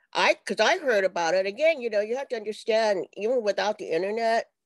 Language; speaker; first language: English; native; English